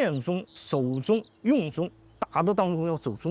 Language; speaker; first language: Chinese; native; Chinese